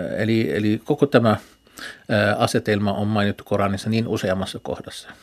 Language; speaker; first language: Finnish; non-native, fluent; Arabic